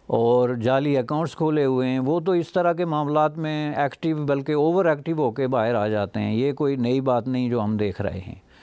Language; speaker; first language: Urdu; non-native, local second language; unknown